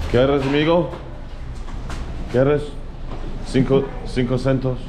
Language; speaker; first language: Spanish; non-native, learner; English